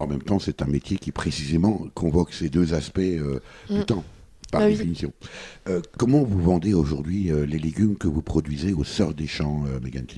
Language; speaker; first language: French; native; French